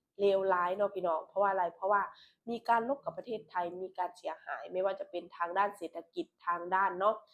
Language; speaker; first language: Thai; non-native, local second language; Lao